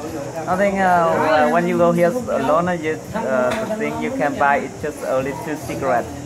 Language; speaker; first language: English; non-native, learner; Vietnamese